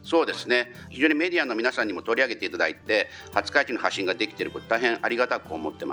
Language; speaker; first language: Japanese; native; Japanese